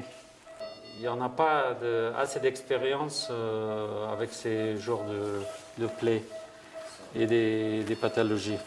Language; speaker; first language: French; non-native, fluent; Persian